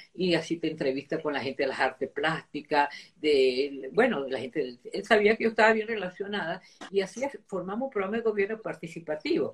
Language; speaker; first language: Spanish; early bilingual, other home language; Italian